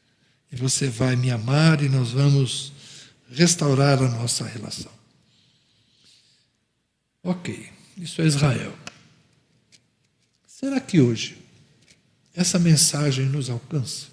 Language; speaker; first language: Portuguese; native; Portuguese